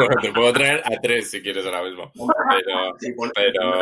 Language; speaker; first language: Spanish; native; Spanish